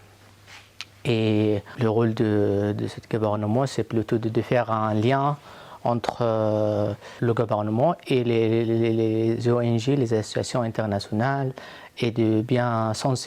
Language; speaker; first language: French; non-native, fluent; Arabic